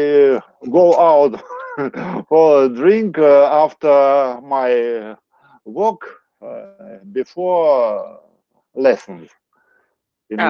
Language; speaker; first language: English; non-native, learner; Russian